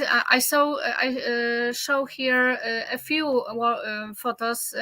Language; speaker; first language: English; non-native, learner; Polish